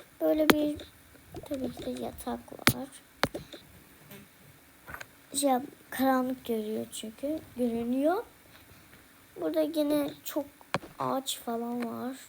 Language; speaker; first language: Turkish; early bilingual, heritage; Turkish